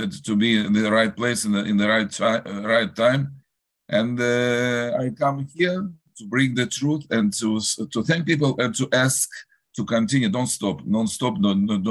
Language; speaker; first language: English; non-native, learner; Russian